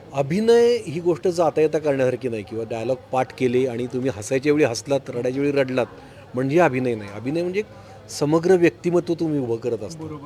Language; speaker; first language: Marathi; native; Marathi